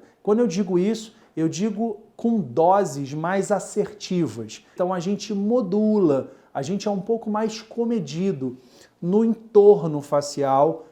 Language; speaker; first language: Portuguese; native; Portuguese